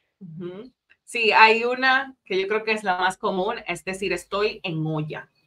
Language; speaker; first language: Spanish; native; Spanish